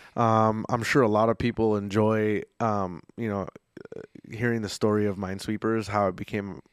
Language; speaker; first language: English; early bilingual, other home language; Spanish